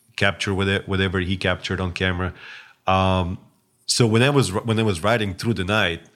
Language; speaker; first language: English; non-native, fluent; Russian